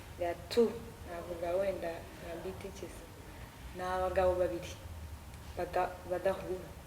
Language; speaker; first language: Kinyarwanda; early bilingual, heritage; Kinyarwanda